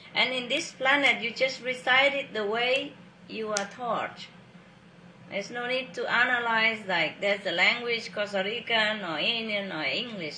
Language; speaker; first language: English; non-native, fluent; Vietnamese